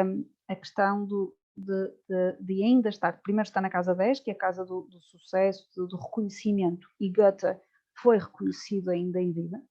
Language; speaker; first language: Portuguese; native; Portuguese